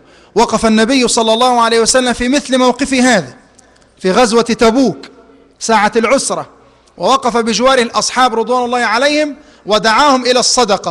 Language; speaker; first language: Arabic; native; Arabic